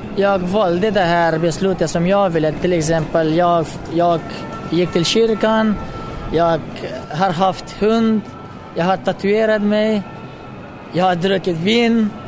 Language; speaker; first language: Swedish; non-native, fluent; Pashto